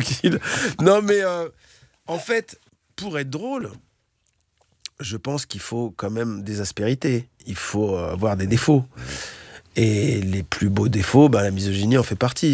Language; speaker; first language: French; native; French